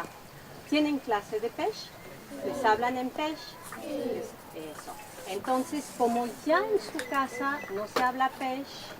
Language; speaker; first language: Spanish; non-native, fluent; French